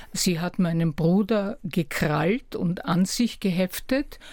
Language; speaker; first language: German; native; German